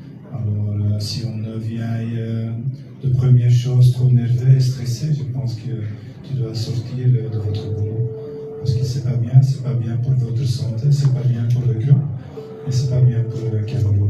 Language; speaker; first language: French; non-native, local second language; Dutch